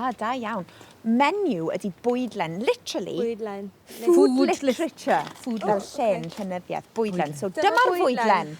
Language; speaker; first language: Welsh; native; Welsh